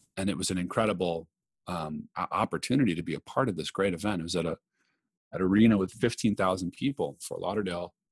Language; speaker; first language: English; native; English